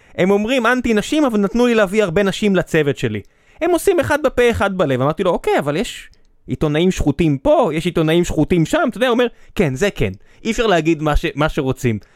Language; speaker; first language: Hebrew; native; Hebrew